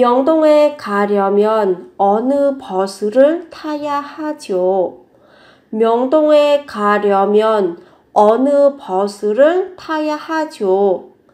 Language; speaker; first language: Korean; non-native, fluent; Vietnamese